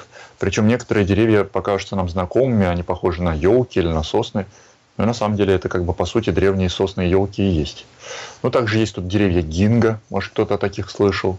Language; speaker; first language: Russian; native; Russian